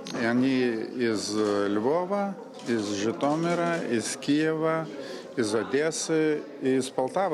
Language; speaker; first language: Russian; non-native, fluent; Lithuanian